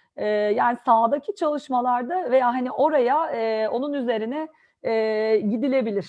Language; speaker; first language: Turkish; native; Turkish